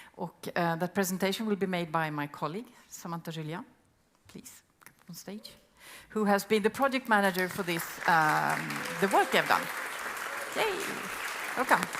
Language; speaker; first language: English; non-native, fluent; Swedish